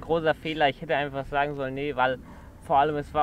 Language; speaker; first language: German; native; German